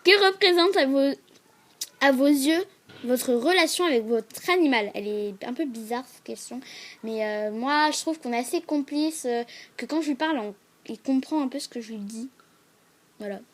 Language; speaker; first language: French; native; French